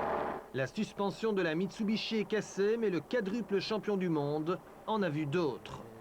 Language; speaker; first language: French; native; French